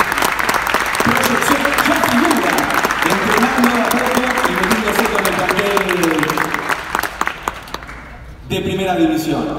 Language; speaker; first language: Spanish; native; Spanish